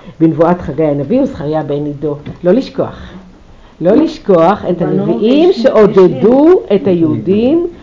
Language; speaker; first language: Hebrew; native; Hebrew